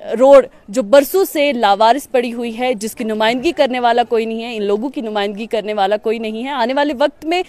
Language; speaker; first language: Hindi; non-native, local second language; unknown